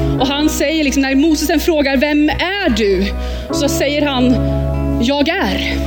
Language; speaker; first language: Swedish; early bilingual, heritage; Swedish